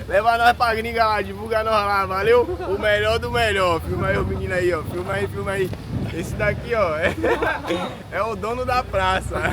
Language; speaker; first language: Portuguese; native; Portuguese